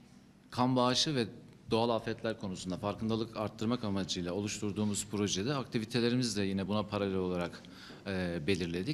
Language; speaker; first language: Turkish; native; Turkish